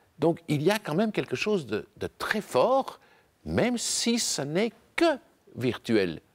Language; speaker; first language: French; native; French